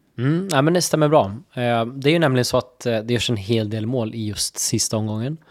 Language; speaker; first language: Swedish; native; Swedish